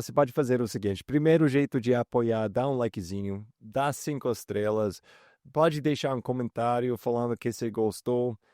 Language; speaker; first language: Portuguese; non-native, fluent; English